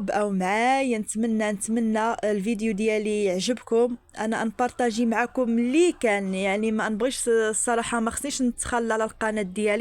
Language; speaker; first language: Arabic; native; Arabic